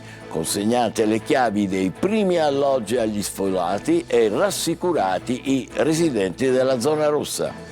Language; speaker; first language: Italian; native; Italian